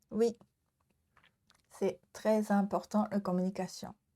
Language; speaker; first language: French; non-native, learner; Japanese